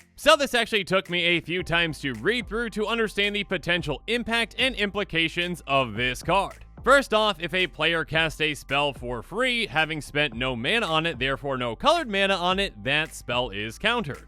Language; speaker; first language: English; native; English